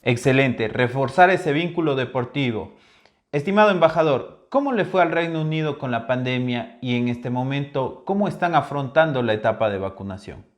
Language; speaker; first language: Spanish; native; Spanish